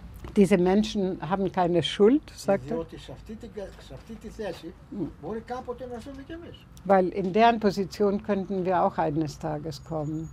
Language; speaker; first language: German; non-native, fluent; Greek